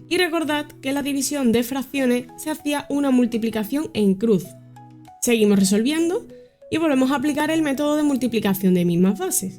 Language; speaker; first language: Spanish; native; Spanish